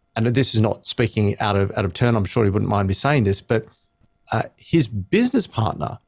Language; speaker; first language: English; native; English